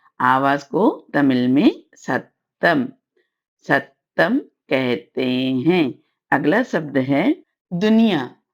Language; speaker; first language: Hindi; non-native, local second language; Tamil